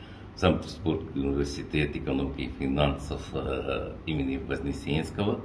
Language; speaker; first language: Russian; non-native, learner; Arabic